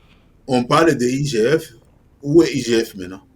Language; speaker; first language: French; non-native, local second language; Lingala